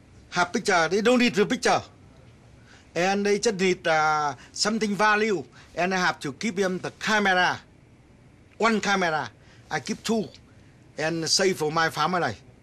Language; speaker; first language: English; non-native, learner; Vietnamese